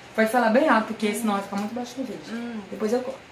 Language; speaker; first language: Portuguese; native; Portuguese